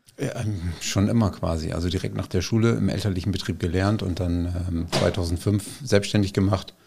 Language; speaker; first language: German; native; German